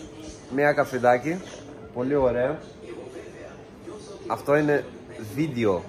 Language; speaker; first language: Greek; non-native, learner; Russian